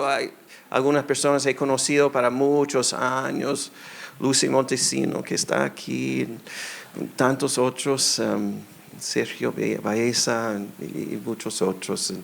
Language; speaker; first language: Spanish; non-native, fluent; English